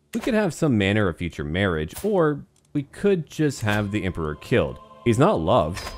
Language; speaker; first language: English; native; English